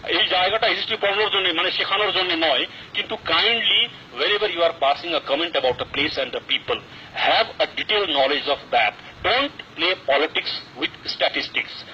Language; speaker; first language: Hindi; non-native, local second language; Nepali